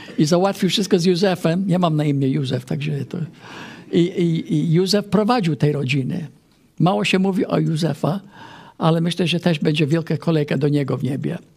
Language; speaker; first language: Polish; non-native, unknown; English